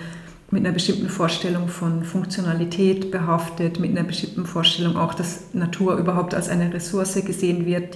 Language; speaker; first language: German; native; German